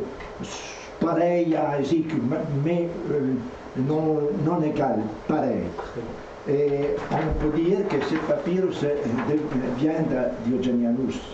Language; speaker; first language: French; non-native, learner; Italian